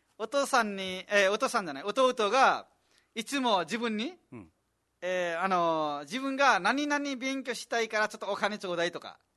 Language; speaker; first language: Japanese; non-native, fluent; Nepali